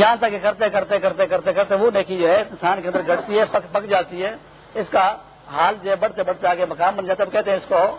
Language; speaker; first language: Urdu; non-native, local second language; Pashto